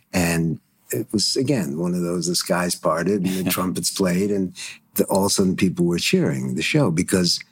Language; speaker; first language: English; early bilingual, other home language; German